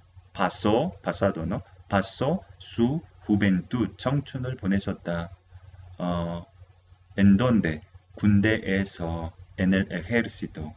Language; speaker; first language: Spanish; non-native, fluent; Korean